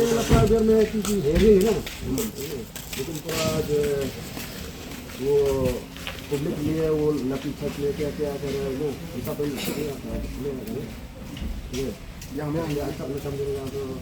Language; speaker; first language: Hindi; non-native, local second language; Khasi